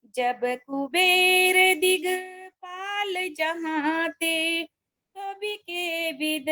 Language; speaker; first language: Hindi; non-native, local second language; Marathi